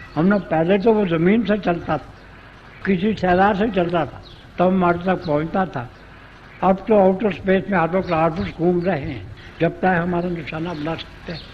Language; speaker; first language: Urdu; non-native, local second language; Punjabi